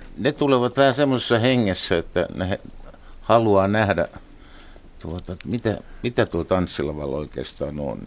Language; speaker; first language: Finnish; native; Finnish